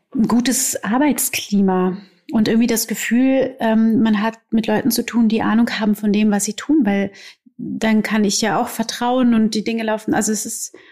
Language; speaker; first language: German; native; German